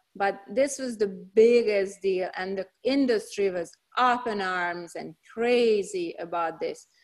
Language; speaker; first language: English; non-native, fluent; Hungarian